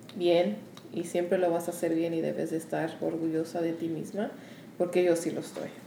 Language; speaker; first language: Spanish; early bilingual, heritage; Spanish